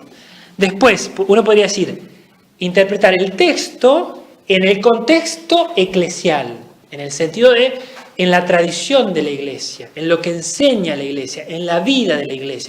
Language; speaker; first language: Spanish; native; Spanish